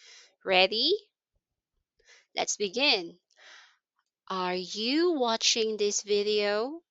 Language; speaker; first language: English; non-native, local second language; Filipino